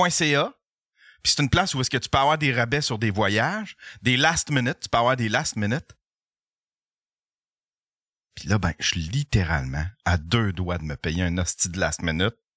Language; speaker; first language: French; native; French